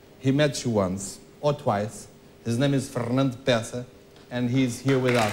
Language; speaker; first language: English; non-native, fluent; Portuguese